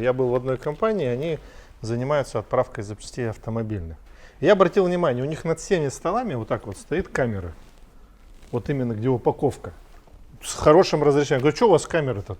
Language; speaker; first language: Russian; native; Russian